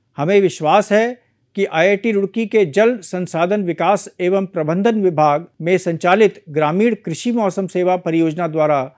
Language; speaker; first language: Hindi; native; Hindi